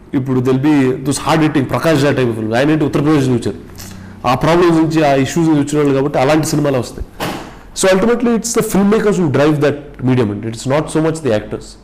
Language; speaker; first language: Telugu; native; Telugu